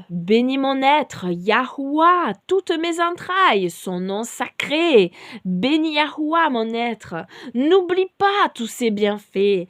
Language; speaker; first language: French; native; French